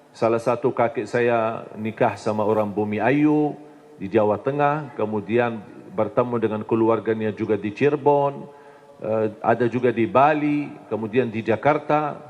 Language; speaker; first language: Indonesian; non-native, fluent; Arabic